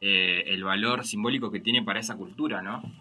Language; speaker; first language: Spanish; native; Spanish